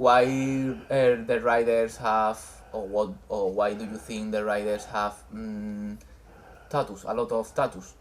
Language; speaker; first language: English; non-native, learner; Spanish